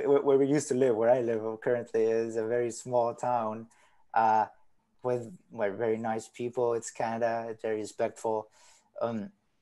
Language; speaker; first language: English; non-native, fluent; Spanish